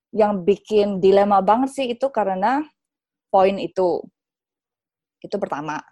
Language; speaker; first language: Indonesian; native; Indonesian